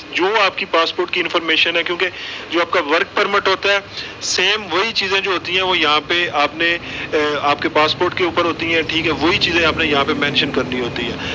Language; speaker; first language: Urdu; non-native, local second language; Punjabi